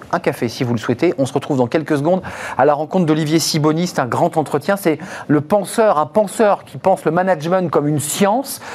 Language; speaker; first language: French; native; French